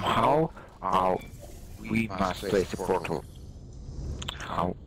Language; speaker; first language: English; non-native, learner; German